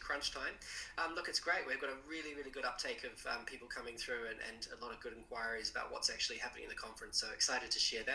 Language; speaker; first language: English; native; English